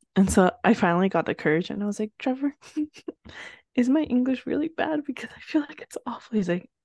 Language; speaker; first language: English; early bilingual, other home language; Spanish